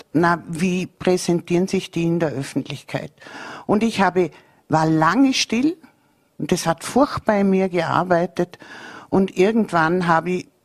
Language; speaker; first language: German; native; German